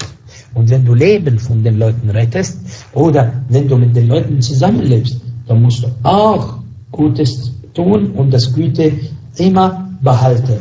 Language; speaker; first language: German; non-native, fluent; Arabic